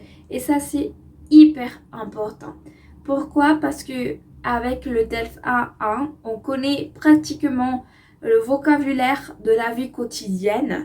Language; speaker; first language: French; non-native, fluent; Spanish